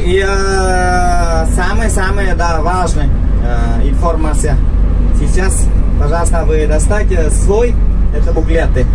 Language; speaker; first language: Russian; non-native, learner; Vietnamese